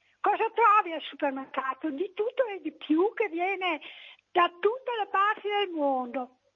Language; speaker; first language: Italian; native; Italian